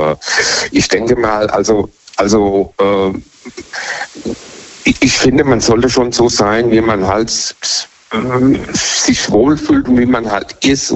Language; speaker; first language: German; native; German